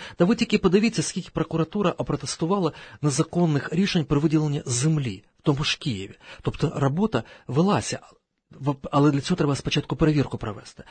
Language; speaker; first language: Ukrainian; non-native, local second language; Russian